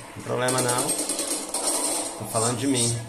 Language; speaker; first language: Portuguese; native; Portuguese